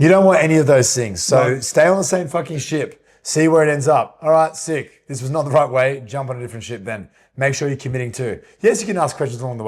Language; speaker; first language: English; native; English